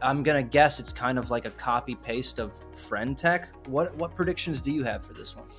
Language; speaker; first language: English; native; English